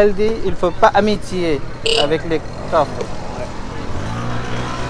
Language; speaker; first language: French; non-native, fluent; Bangla